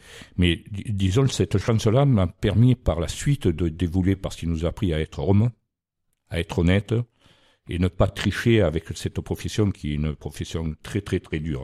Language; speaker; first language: French; native; French